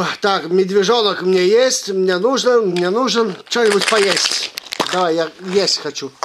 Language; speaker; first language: Russian; early bilingual, heritage; Russian